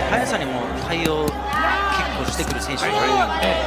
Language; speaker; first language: Japanese; native; Japanese